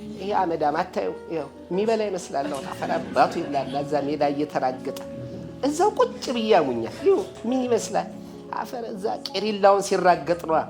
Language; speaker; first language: Amharic; native; Amharic